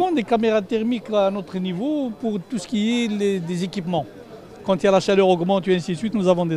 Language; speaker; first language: French; non-native, local second language; Arabic